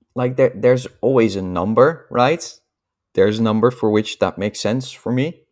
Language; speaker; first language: English; non-native, fluent; Dutch